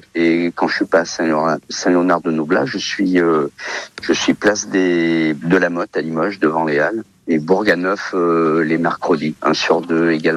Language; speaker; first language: French; early bilingual, other home language; Portuguese